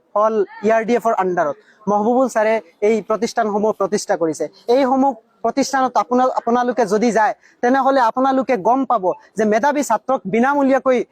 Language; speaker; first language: Assamese; non-native, local second language; Bangla